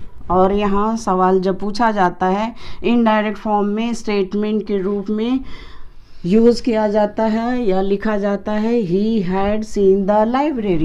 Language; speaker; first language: Hindi; native; Hindi